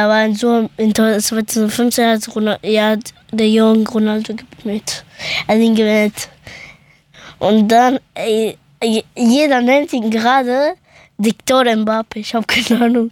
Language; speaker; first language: German; early bilingual, other home language; Persian